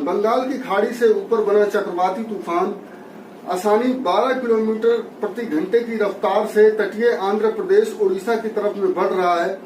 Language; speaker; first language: Hindi; native; Hindi